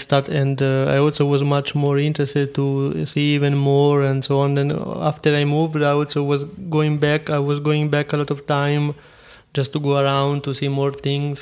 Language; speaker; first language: English; non-native, fluent; Italian